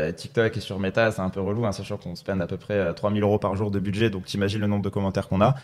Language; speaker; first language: French; native; French